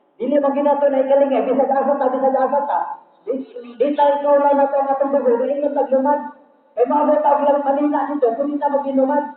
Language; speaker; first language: Cebuano; non-native, local second language; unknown